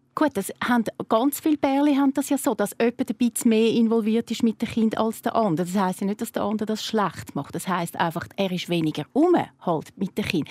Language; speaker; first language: German; native; German